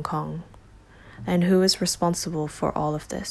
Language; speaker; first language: English; non-native, local second language; Cantonese